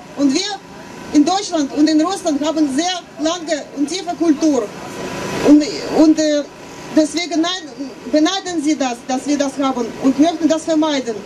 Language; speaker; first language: German; non-native, fluent; Russian